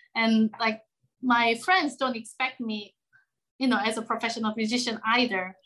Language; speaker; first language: English; non-native, fluent; Korean